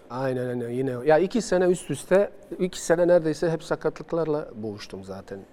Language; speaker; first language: Turkish; non-native, fluent; Bosnian